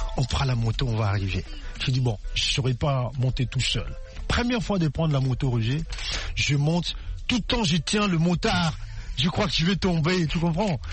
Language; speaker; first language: French; non-native, local second language; Lingala